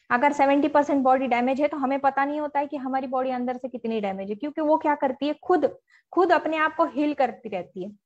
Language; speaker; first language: Hindi; non-native, local second language; Marathi